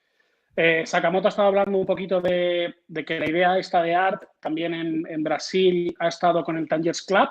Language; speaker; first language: Spanish; native; Spanish